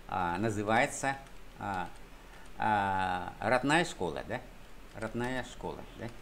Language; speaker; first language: Russian; non-native, fluent; Vietnamese